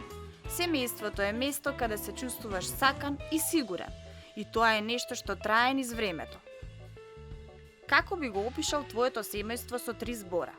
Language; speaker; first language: Macedonian; native; Macedonian